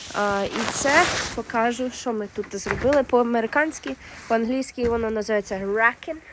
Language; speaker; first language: Ukrainian; early bilingual, heritage; Ukrainian